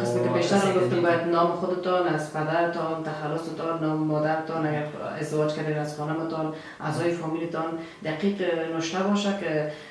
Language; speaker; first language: Persian; native; Persian